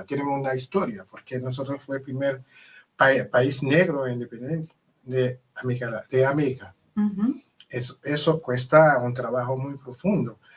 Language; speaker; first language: Spanish; non-native, fluent; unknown